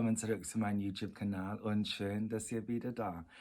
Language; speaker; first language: German; non-native, fluent; English